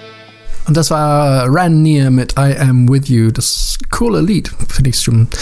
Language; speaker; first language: German; non-native, learner; English